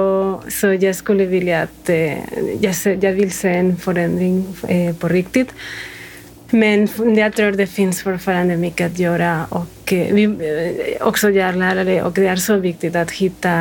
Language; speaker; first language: Swedish; non-native, fluent; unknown